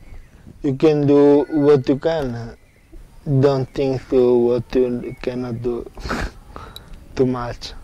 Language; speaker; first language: English; non-native, learner; Italian